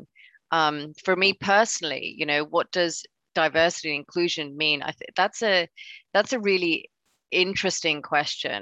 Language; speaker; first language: English; non-native, local second language; Cantonese